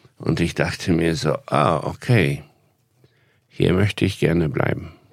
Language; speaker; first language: German; non-native, fluent; Polish